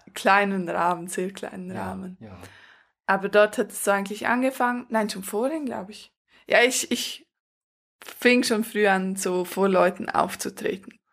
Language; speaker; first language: German; native; German